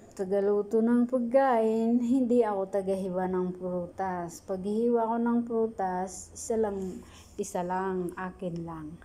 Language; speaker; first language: Filipino; native; Filipino